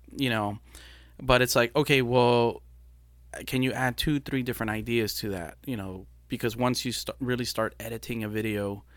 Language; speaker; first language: English; early bilingual, other home language; Spanish